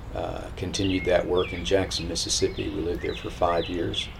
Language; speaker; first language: English; native; English